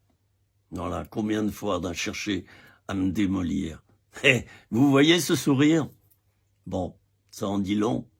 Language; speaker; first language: French; native; French